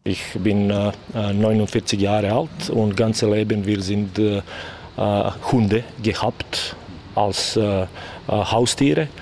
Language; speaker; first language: German; non-native, learner; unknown